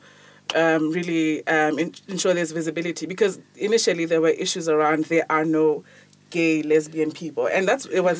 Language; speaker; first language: English; non-native, local second language; Tswana